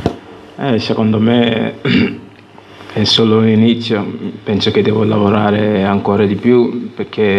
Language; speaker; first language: Italian; non-native, fluent; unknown